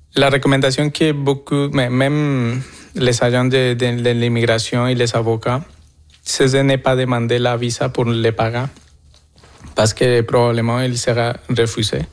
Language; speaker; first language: French; non-native, fluent; Spanish